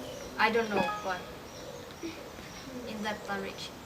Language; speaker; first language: English; non-native, learner; Danish